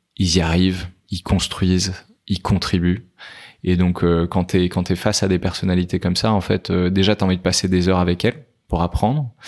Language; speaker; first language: French; native; French